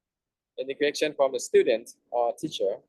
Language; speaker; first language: English; non-native, learner; Thai